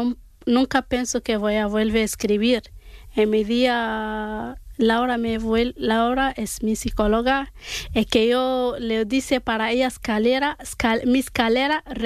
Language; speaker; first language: Spanish; non-native, learner; Arabic